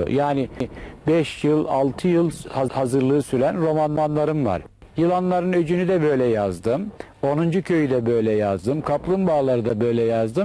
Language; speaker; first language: Turkish; native; Turkish